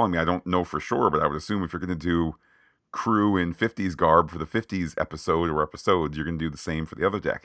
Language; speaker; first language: English; native; English